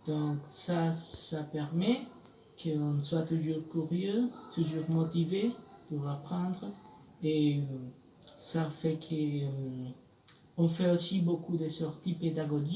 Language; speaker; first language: French; non-native, fluent; Spanish